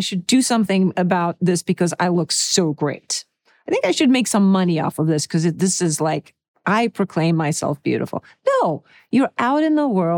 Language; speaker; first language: English; early bilingual, other home language; Czech